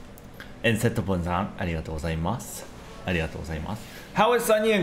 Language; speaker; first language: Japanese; non-native, learner; Korean